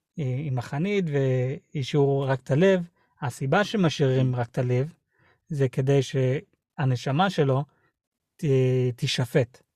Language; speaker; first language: Hebrew; early bilingual, other home language; English